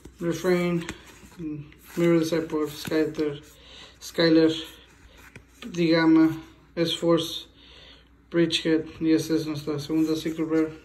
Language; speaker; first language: Spanish; native; Spanish